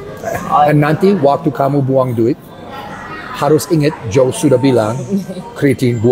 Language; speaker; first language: Indonesian; non-native, learner; English